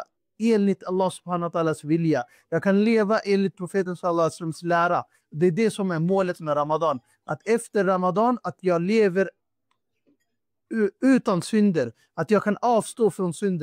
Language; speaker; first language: Swedish; non-native, fluent; Urdu